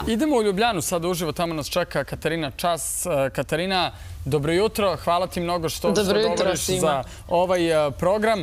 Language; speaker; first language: Serbian; native; Serbian